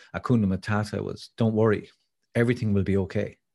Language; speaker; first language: English; native; English